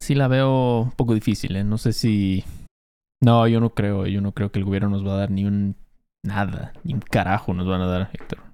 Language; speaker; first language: Spanish; native; Spanish